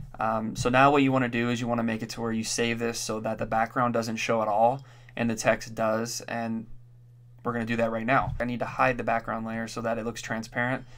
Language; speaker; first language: English; native; English